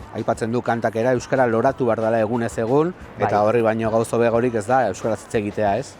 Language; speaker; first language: Basque; native; Basque